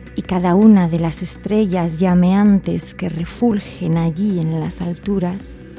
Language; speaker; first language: Spanish; native; Spanish